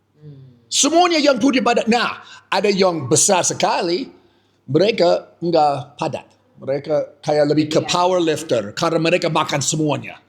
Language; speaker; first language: Indonesian; non-native, fluent; English